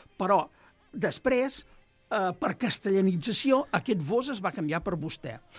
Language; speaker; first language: Catalan; native; Catalan